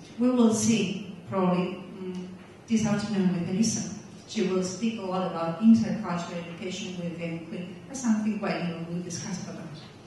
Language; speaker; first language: English; non-native, fluent; Spanish